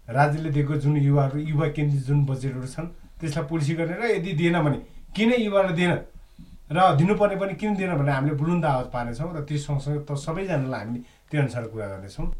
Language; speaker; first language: Nepali; native; Nepali